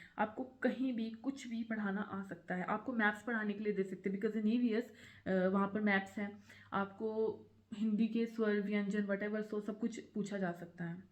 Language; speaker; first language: Hindi; native; Hindi